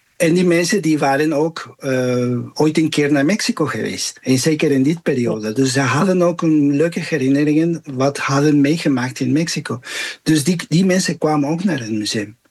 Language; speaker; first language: Dutch; non-native, fluent; Spanish